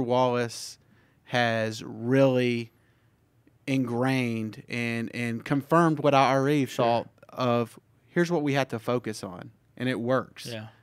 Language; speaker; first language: English; native; English